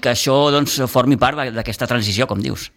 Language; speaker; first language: Catalan; native; Catalan